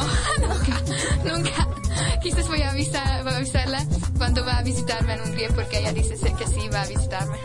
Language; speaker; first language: Spanish; non-native, fluent; Hungarian